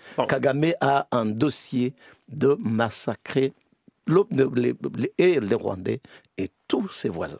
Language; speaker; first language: French; non-native, local second language; Kinyarwanda